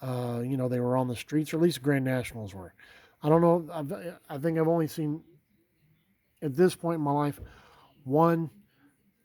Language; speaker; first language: English; native; English